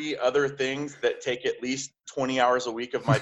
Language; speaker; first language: English; native; English